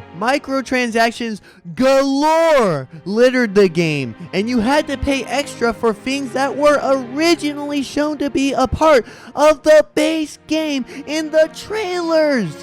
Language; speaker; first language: English; native; English